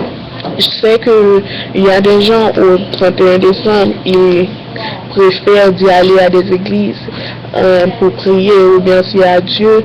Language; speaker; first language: French; non-native, learner; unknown